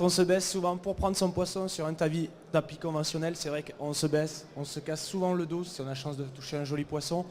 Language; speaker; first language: French; native; French